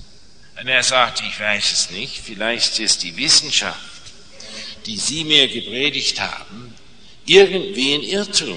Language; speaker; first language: German; non-native, fluent; English